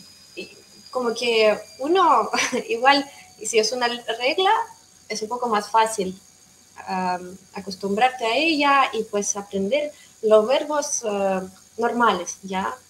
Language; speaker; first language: Spanish; non-native, fluent; Russian